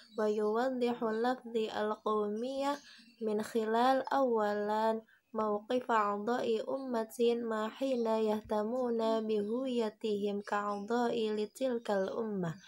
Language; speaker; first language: Arabic; non-native, learner; Indonesian